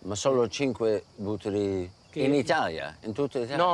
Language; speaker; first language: Italian; non-native, learner; English